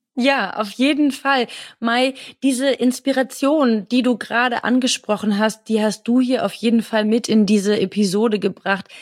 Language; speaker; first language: German; native; German